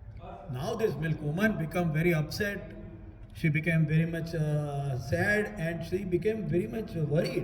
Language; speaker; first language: English; non-native, local second language; Hindi